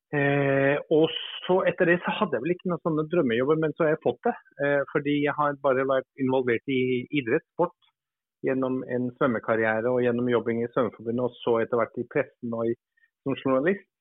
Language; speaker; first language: Norwegian; early bilingual, other home language; English